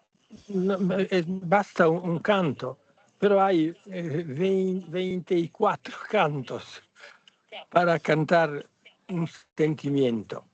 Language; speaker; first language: Spanish; non-native, fluent; Italian